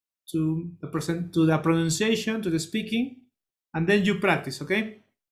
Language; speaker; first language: English; non-native, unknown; Spanish